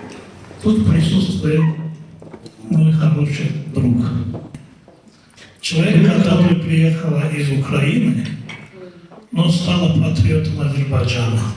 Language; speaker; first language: Russian; non-native, local second language; Azerbaijani